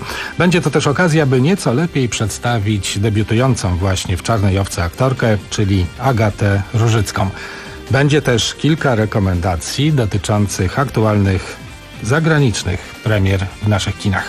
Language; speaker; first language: Polish; native; Polish